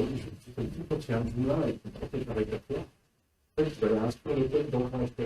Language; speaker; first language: French; native; French